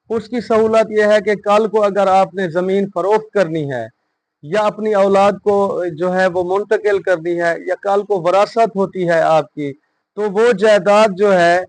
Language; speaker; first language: Hindi; non-native, local second language; Punjabi